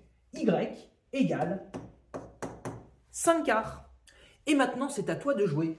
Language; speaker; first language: French; native; French